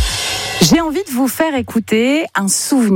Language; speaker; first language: French; native; French